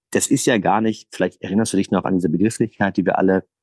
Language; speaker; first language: German; native; German